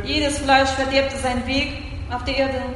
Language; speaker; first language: German; non-native, fluent; Russian